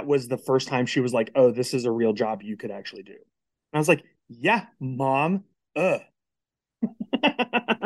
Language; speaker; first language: English; native; English